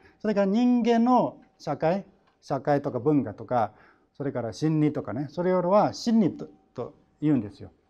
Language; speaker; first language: Japanese; non-native, fluent; Chinese